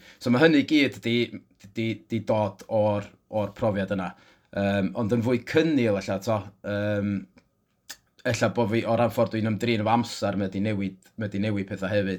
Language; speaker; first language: Welsh; native; Welsh